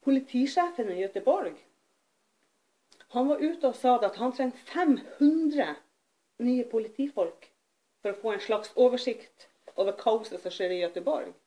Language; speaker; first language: Norwegian; native; Norwegian